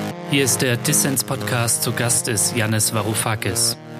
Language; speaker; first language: German; native; German